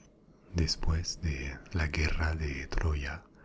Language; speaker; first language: Spanish; non-native, fluent; French